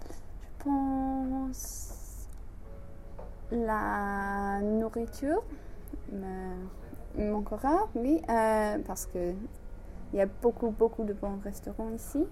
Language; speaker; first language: French; non-native, fluent; English